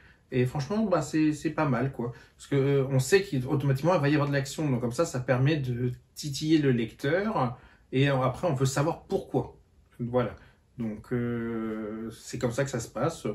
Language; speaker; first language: French; native; French